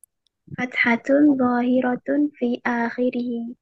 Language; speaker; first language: Arabic; non-native, learner; Indonesian